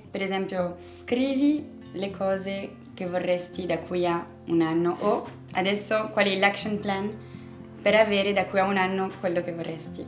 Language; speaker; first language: Italian; non-native, fluent; French